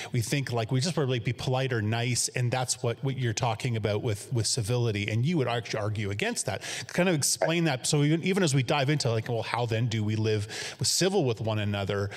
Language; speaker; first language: English; native; English